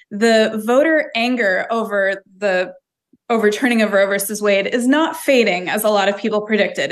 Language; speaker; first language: English; native; English